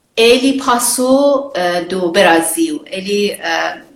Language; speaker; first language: Portuguese; non-native, learner; Persian